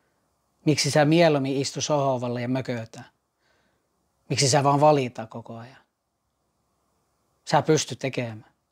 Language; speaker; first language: Finnish; non-native, fluent; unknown